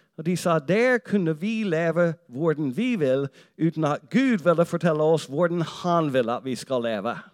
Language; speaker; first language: Norwegian; non-native, fluent; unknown